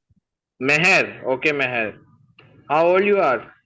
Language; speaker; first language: English; non-native, learner; Urdu